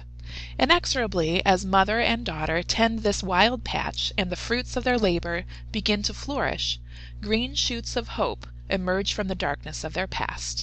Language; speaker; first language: English; native; English